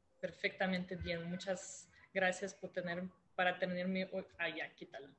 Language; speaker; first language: Spanish; non-native, fluent; Russian